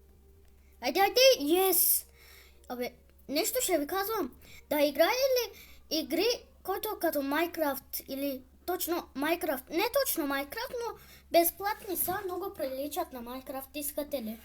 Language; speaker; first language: Bulgarian; non-native, local second language; Turkish